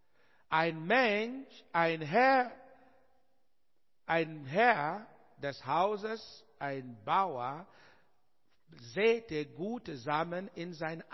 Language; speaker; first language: German; non-native, learner; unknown